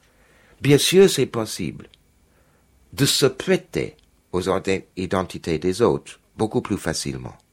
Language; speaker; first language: French; non-native, fluent; English